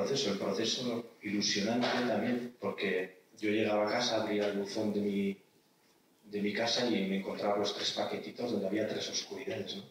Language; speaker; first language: Spanish; native; Spanish